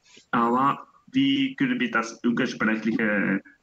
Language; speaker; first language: German; non-native, learner; Spanish